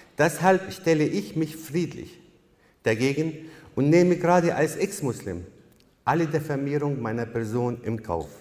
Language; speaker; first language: German; non-native, fluent; Arabic